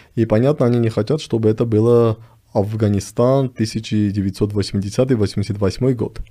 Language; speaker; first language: Russian; non-native, local second language; Armenian